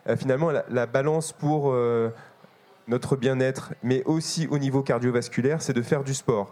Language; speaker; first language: French; native; French